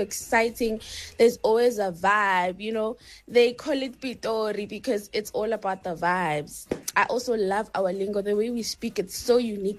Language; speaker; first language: English; non-native, local second language; Tswana